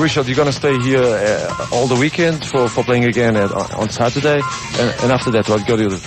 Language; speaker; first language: English; non-native, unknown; Portuguese